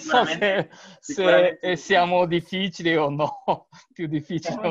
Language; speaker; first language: Italian; non-native, learner; Japanese